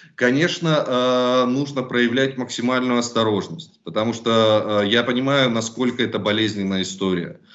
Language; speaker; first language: Russian; native; Russian